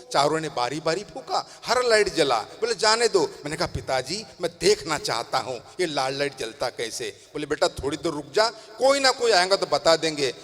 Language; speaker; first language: Hindi; non-native, local second language; Tamil